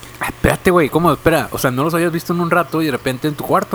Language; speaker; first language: Spanish; native; Spanish